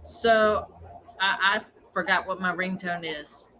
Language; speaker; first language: English; native; English